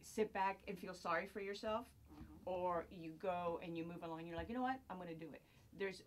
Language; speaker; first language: English; non-native, fluent; Greek